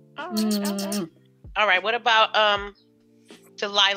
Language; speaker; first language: English; native; English